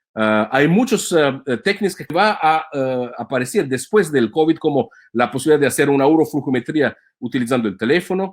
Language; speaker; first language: Spanish; non-native, fluent; Italian